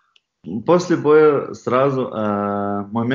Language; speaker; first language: Russian; non-native, fluent; Chechen